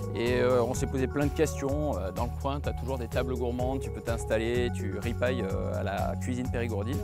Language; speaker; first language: French; native; French